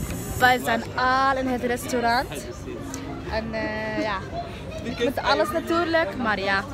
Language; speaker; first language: Dutch; non-native, learner; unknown